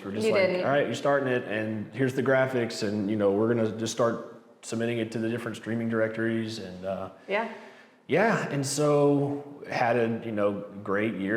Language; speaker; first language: English; native; English